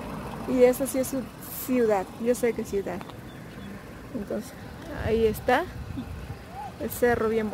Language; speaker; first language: Spanish; native; Spanish